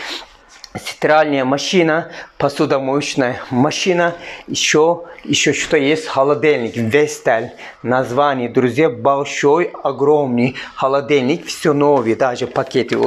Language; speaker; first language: Russian; non-native, learner; Turkish